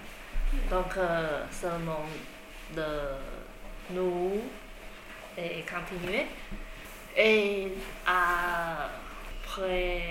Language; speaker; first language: French; non-native, learner; Chinese